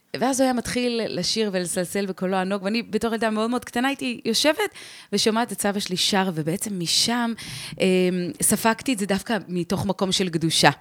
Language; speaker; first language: Hebrew; early bilingual, heritage; Hebrew